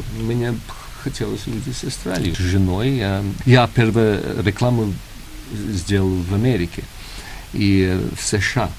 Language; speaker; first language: Russian; early bilingual, heritage; Russian